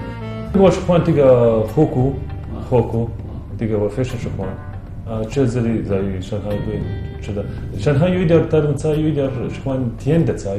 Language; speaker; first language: Chinese; non-native, learner; Arabic